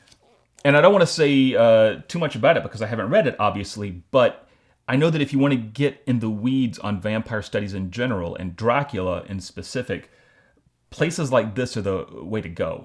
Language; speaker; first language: English; native; English